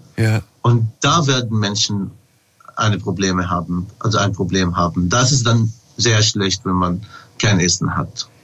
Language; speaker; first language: German; non-native, fluent; Arabic